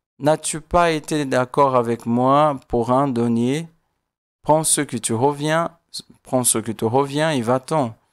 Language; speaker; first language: French; non-native, fluent; Portuguese